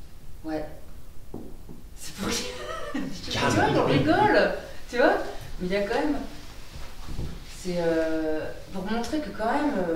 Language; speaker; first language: French; native; French